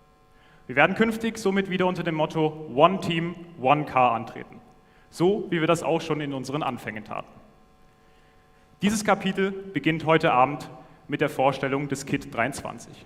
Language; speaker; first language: German; native; German